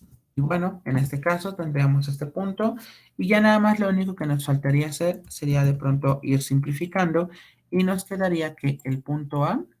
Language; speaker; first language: Spanish; native; Spanish